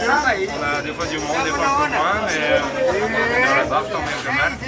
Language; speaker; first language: French; native; French